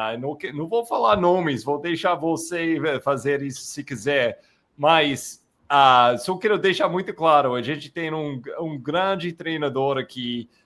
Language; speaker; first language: Portuguese; non-native, fluent; English